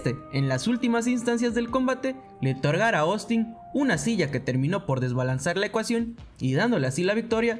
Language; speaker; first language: Spanish; native; Spanish